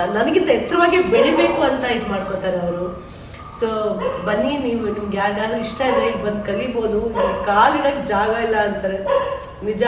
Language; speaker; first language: Kannada; non-native, fluent; Nepali